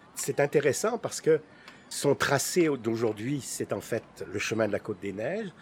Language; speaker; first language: French; native; French